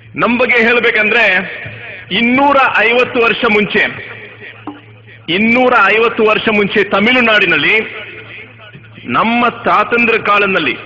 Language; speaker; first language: Kannada; non-native, local second language; Tamil